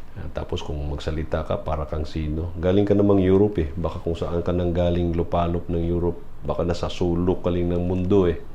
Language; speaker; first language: Filipino; non-native, local second language; Cebuano